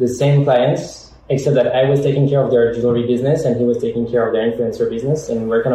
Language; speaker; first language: English; non-native, fluent; French